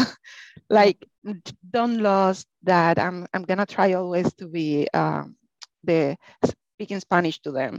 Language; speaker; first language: English; non-native, fluent; Spanish